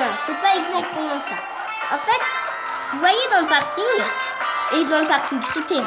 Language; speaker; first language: French; native; French